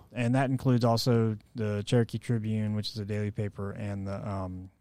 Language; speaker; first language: English; native; English